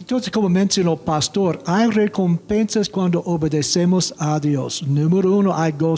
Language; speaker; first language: Spanish; non-native, fluent; English